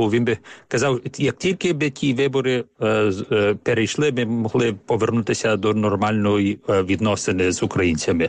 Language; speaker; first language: Ukrainian; early bilingual, heritage; Ukrainian